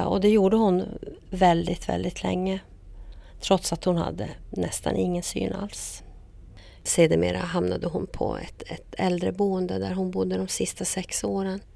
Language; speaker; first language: Swedish; native; Swedish